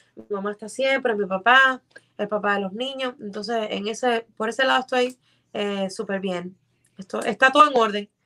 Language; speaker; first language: Spanish; native; Spanish